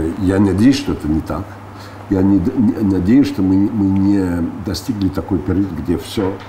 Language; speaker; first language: Russian; non-native, fluent; French